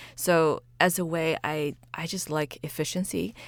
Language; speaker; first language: English; early bilingual, other home language; Chinese